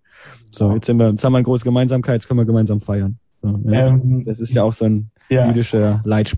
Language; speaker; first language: German; native; German